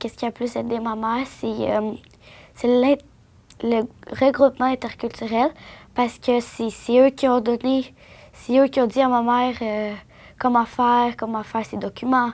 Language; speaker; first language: French; early bilingual, other home language; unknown